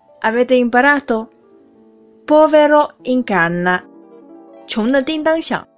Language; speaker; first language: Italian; non-native, fluent; Chinese